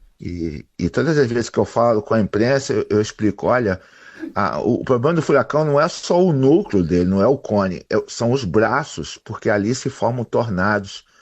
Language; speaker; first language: Portuguese; native; Portuguese